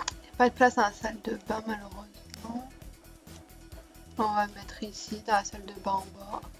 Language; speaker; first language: French; native; French